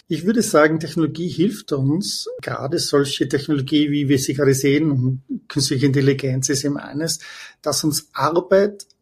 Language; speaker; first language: German; native; German